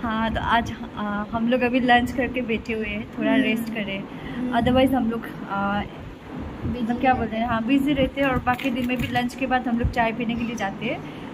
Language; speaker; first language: Hindi; non-native, local second language; Nepali